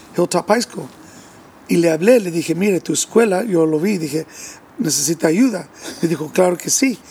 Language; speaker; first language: Spanish; early bilingual, heritage; English